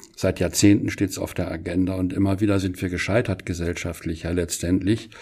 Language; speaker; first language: German; native; German